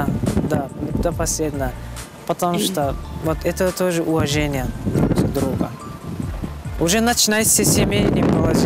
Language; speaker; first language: Russian; non-native, learner; Turkmen